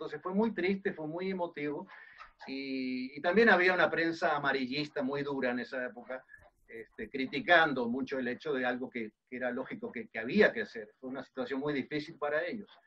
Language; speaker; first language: Spanish; early bilingual, other home language; Dutch